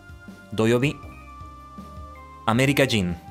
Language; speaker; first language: Japanese; non-native, learner; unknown